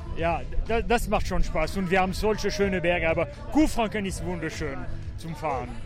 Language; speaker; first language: German; non-native, fluent; French